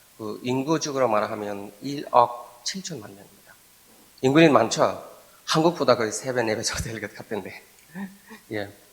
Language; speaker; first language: Korean; non-native, fluent; Bangla